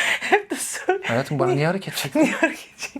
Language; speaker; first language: Turkish; native; Turkish